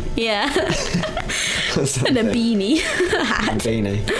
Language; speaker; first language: English; native; English